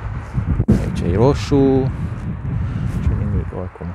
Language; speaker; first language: Romanian; non-native, local second language; Hungarian